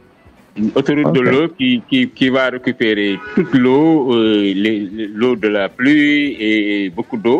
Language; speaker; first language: French; non-native, local second language; Wolof